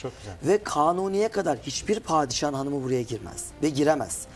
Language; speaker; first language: Turkish; native; Turkish